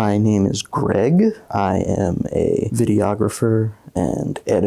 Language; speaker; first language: English; native; English